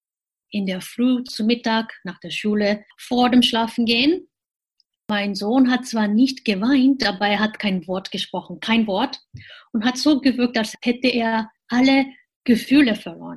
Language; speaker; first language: German; non-native, fluent; Japanese